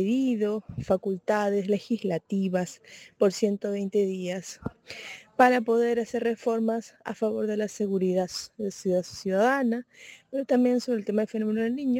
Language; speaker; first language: Spanish; native; Spanish